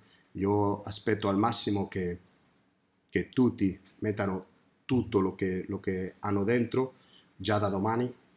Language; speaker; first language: Italian; non-native, fluent; Spanish